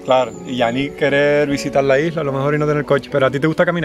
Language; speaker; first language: Spanish; native; Spanish